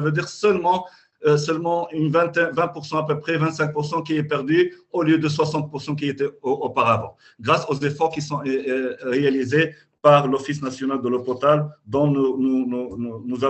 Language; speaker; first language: French; non-native, local second language; Arabic